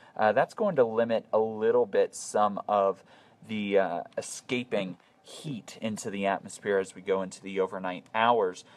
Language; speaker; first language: English; native; English